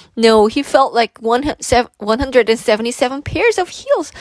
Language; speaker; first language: English; non-native, fluent; Korean